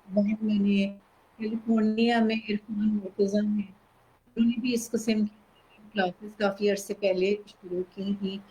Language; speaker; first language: Urdu; native; Urdu